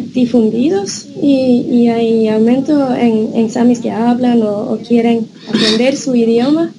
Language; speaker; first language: Spanish; non-native, fluent; Norwegian